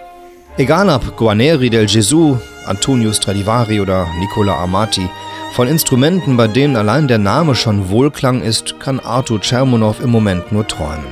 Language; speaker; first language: German; native; German